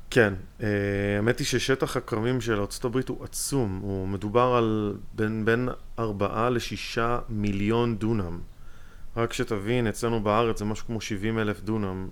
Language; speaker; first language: Hebrew; native; Hebrew